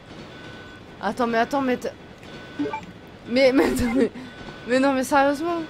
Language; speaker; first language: French; native; French